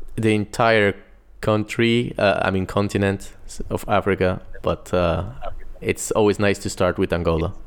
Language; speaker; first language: English; non-native, fluent; Portuguese